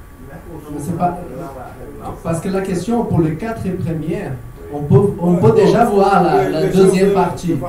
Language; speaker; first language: French; non-native, fluent; Portuguese